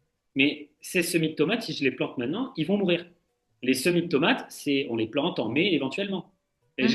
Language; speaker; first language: French; native; French